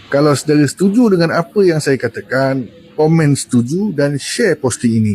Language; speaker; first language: Malay; native; Malay